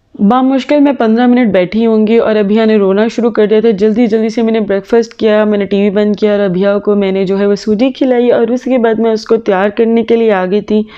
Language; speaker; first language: Urdu; native; Urdu